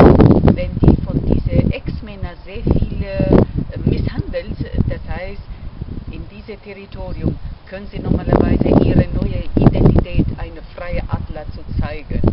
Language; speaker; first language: German; non-native, learner; Albanian